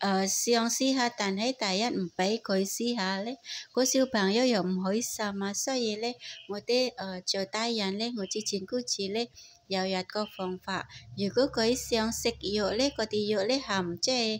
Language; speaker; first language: Cantonese; non-native, fluent; Indonesian